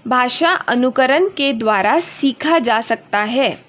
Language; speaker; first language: Hindi; non-native, local second language; Marathi